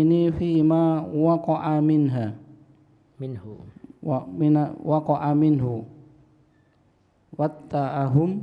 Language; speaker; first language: Arabic; non-native, learner; Indonesian